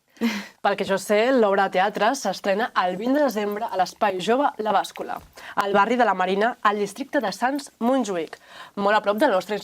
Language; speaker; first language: Catalan; native; Catalan